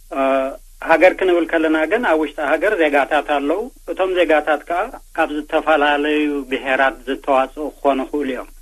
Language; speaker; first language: Tigrinya; native; Tigrinya